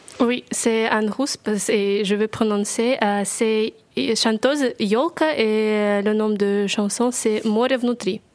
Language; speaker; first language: French; non-native, learner; Russian